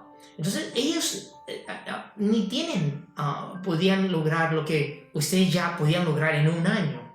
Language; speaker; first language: Spanish; non-native, fluent; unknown